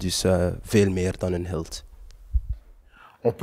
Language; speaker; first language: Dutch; early bilingual, other home language; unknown